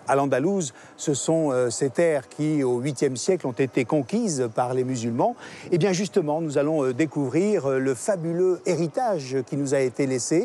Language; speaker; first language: French; native; French